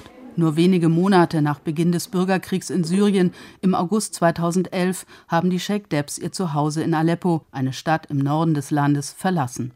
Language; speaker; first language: German; native; German